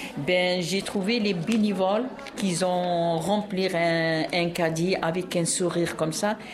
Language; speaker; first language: French; non-native, local second language; Arabic